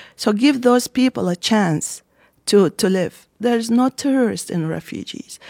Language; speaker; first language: English; non-native, fluent; Arabic